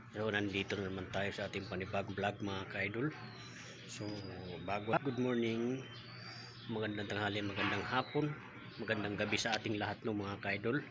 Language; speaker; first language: Filipino; non-native, local second language; Cebuano